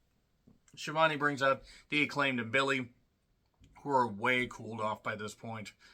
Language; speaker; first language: English; native; English